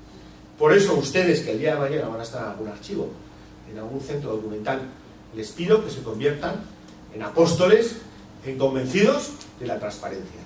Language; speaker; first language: Spanish; native; Spanish